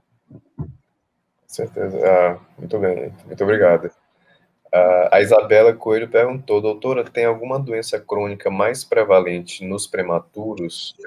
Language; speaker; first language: Portuguese; native; Portuguese